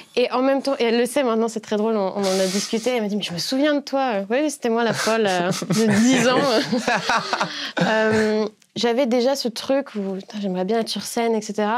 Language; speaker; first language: French; native; French